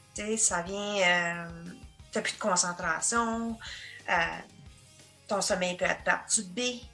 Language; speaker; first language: French; native; French